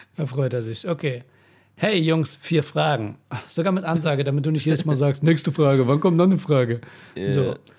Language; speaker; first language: German; early bilingual, other home language; Persian